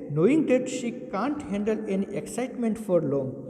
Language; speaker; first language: English; non-native, local second language; Gujarati